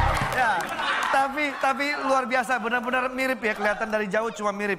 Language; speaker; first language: Indonesian; native; Indonesian